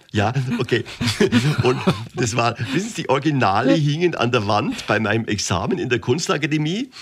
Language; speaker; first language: German; native; German